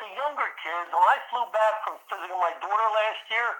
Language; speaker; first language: English; early bilingual, other home language; Italian